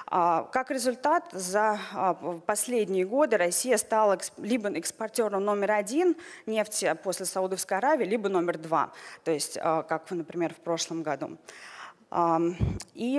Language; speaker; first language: Russian; native; Russian